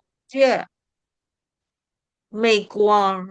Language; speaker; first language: Chinese; non-native, learner; Indonesian